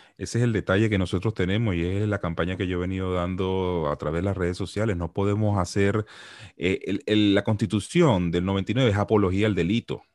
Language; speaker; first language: Spanish; native; Spanish